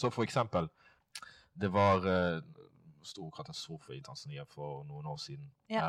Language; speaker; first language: Norwegian; non-native, fluent; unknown